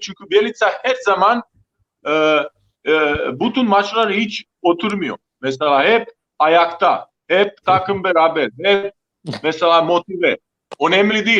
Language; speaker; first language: Turkish; non-native, learner; Croatian